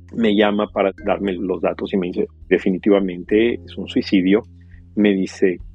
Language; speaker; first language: Spanish; native; Spanish